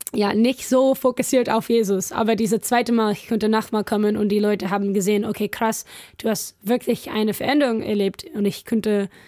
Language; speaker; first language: German; non-native, fluent; English